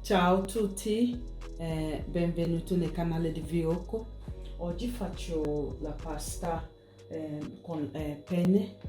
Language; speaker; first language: Italian; non-native, learner; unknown